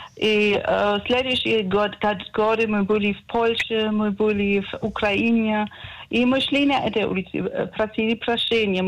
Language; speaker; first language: Russian; non-native, learner; German